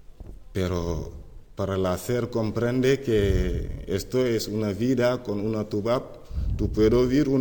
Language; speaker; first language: Spanish; non-native, learner; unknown